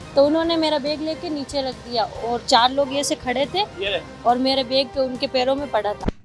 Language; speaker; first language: Hindi; native; Hindi